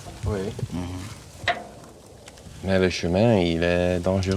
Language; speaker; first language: French; non-native, fluent; Dutch